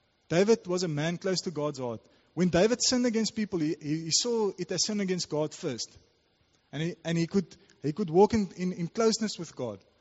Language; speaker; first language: English; non-native, local second language; Afrikaans